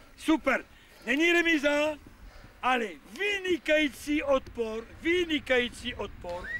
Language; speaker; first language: Czech; non-native, fluent; French